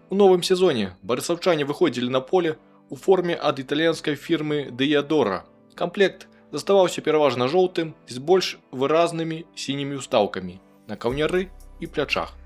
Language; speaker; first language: Belarusian; native; Belarusian